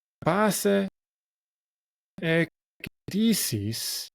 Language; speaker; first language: Greek; non-native, learner; English